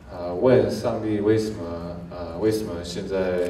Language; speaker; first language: Chinese; early bilingual, heritage; English